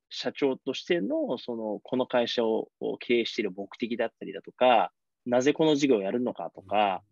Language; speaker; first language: Japanese; native; Japanese